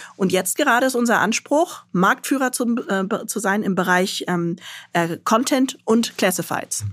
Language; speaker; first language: German; early bilingual, other home language; Arabic